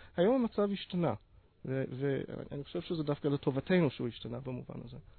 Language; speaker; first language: Hebrew; non-native, fluent; English